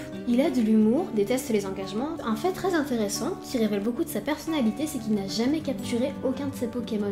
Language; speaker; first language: French; native; French